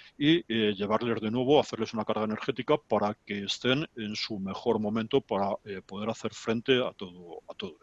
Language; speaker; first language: Spanish; native; Spanish